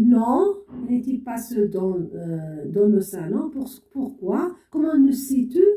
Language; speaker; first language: French; non-native, local second language; Arabic